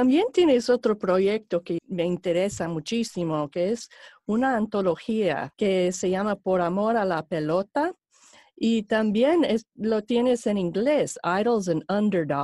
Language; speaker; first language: Spanish; non-native, fluent; English